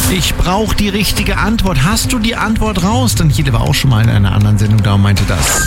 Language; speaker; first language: German; native; German